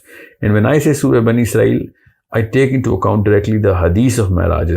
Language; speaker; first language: English; non-native, local second language; Urdu